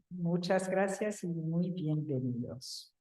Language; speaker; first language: Spanish; non-native, local second language; Catalan